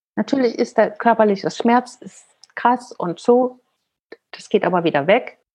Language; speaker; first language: German; non-native, fluent; Danish